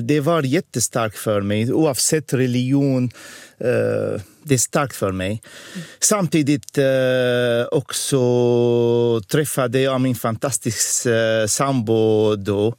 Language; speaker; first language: Swedish; non-native, fluent; Arabic